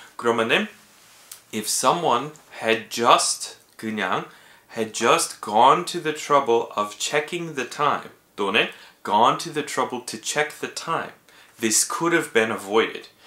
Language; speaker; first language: English; native; English